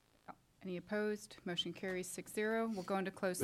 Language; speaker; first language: English; native; English